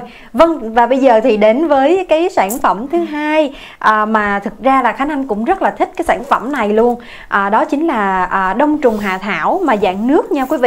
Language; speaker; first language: Vietnamese; native; Vietnamese